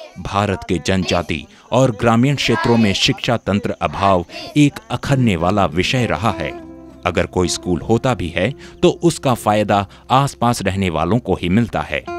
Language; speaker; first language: Hindi; native; Hindi